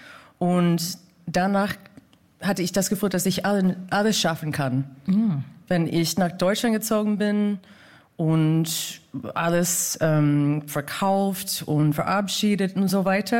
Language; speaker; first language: German; non-native, fluent; English